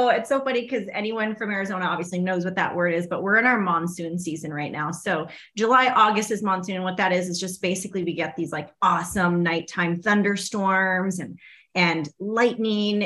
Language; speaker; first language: English; native; English